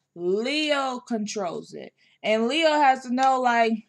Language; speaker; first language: English; native; English